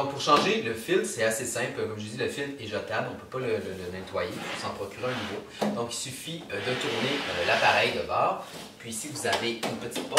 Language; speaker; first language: French; native; French